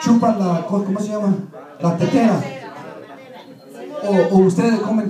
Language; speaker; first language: Spanish; early bilingual, heritage; Spanish